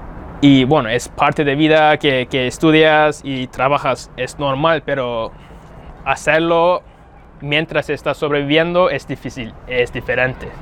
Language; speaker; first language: Spanish; non-native, fluent; Turkish